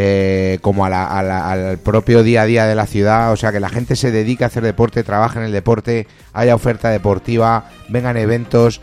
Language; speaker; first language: Spanish; native; Spanish